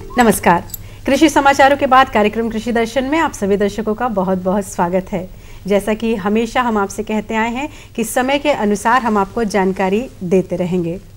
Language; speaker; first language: Hindi; native; Hindi